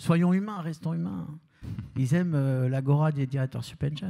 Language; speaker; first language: French; native; French